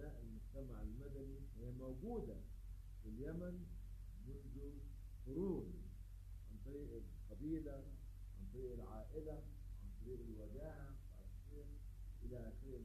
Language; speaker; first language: Arabic; native; Arabic